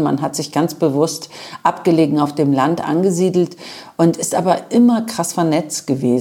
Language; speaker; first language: German; native; German